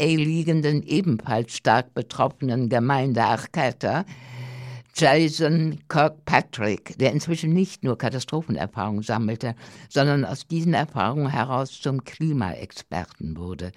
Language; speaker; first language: German; native; German